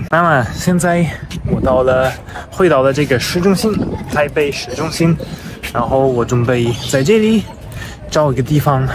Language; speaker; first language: Chinese; non-native, fluent; German